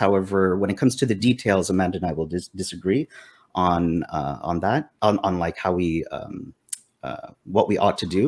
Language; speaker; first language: English; native; English